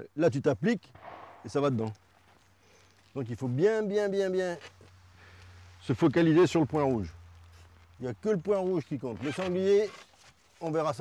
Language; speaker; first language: French; native; French